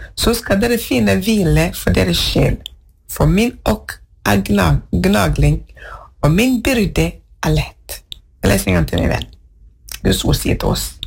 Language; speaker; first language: Norwegian; non-native, fluent; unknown